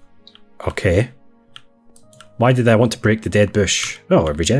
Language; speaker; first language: English; native; English